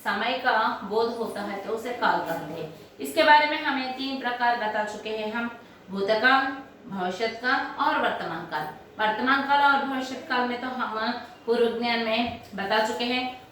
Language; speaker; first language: Hindi; non-native, local second language; Telugu